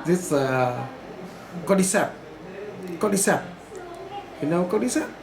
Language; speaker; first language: English; non-native, learner; Vietnamese